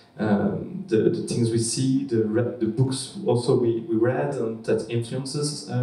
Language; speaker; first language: English; non-native, learner; French